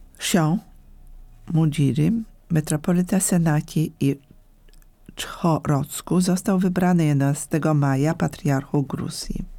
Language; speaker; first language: Polish; native; Polish